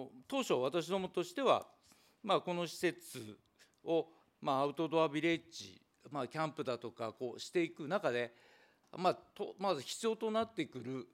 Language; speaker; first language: Japanese; native; Japanese